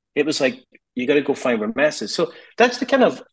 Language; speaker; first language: English; native; English